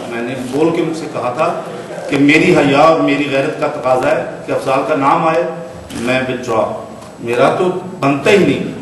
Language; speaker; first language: Urdu; non-native, local second language; Punjabi